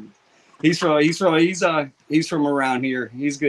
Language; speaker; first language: English; native; English